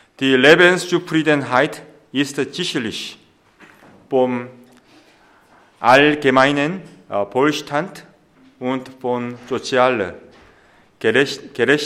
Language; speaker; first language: German; non-native, fluent; Korean